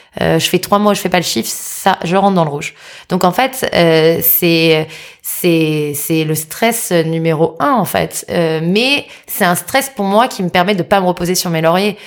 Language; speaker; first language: French; native; French